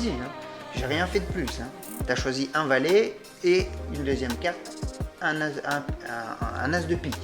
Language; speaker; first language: French; native; French